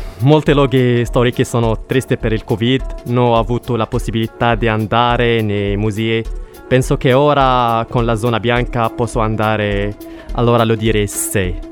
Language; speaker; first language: Italian; non-native, learner; Arabic